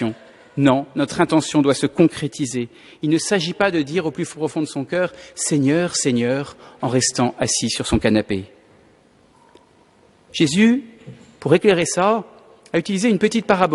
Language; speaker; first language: French; native; French